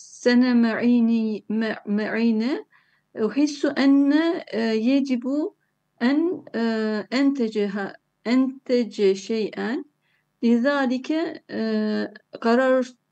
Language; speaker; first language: Arabic; non-native, learner; Turkish